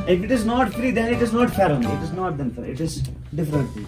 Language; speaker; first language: English; non-native, local second language; Kashmiri